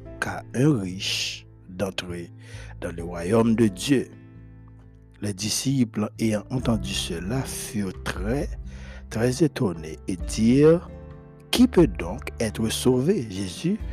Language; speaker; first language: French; non-native, local second language; Haitian Creole